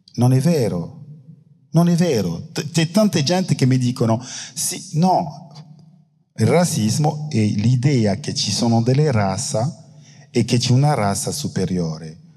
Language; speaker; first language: Italian; non-native, fluent; French